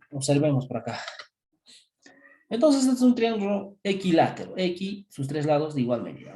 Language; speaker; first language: Spanish; native; Spanish